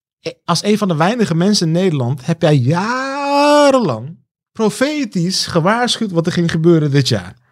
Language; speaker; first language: Dutch; early bilingual, other home language; Turkish